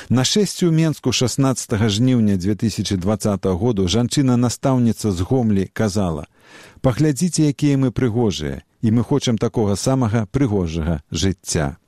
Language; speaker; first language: Belarusian; native; Belarusian